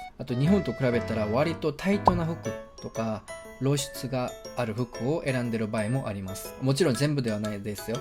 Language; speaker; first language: Japanese; non-native, fluent; Korean